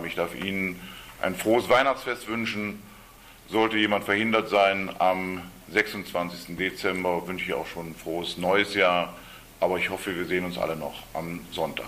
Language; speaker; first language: German; native; German